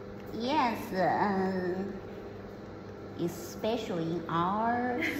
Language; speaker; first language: English; non-native, learner; Chinese